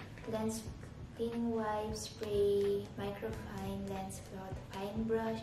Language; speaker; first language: English; non-native, local second language; Filipino